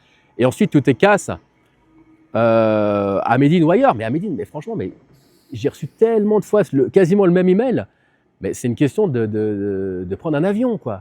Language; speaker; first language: French; native; French